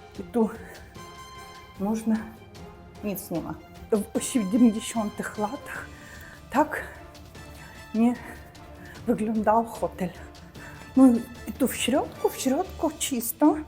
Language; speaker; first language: Polish; non-native, learner; Russian